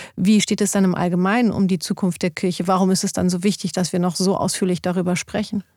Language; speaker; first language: German; early bilingual, other home language; Arabic